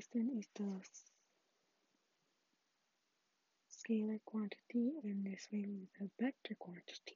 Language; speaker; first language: English; native; English